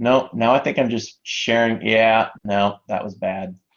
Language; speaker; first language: English; native; English